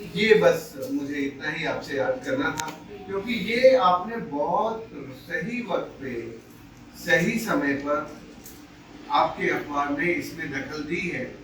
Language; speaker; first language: Hindi; native; Hindi